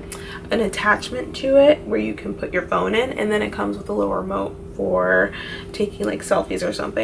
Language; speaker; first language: English; native; English